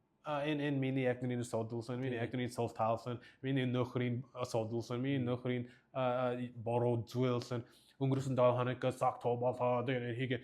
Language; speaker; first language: Mongolian; non-native, learner; English